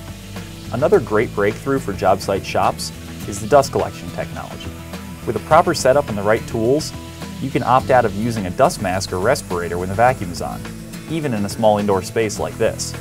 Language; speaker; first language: English; native; English